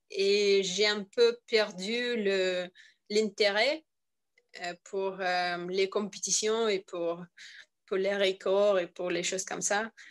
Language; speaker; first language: French; non-native, learner; Russian